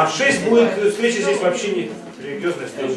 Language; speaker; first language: Russian; native; Russian